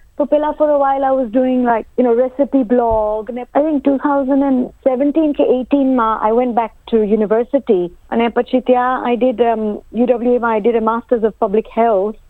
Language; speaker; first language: Gujarati; early bilingual, heritage; Gujarati